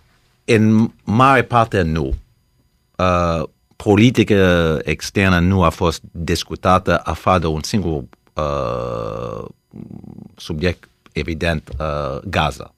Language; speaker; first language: Romanian; early bilingual, heritage; Romanian